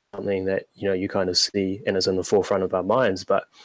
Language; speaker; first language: English; native; English